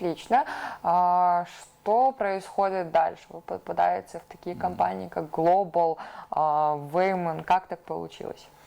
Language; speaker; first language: Russian; native; Russian